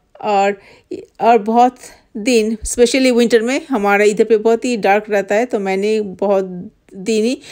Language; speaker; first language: Hindi; non-native, local second language; Bangla